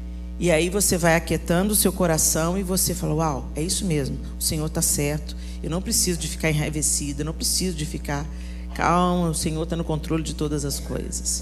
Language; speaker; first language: Portuguese; native; Portuguese